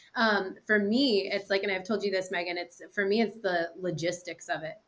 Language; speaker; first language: English; native; English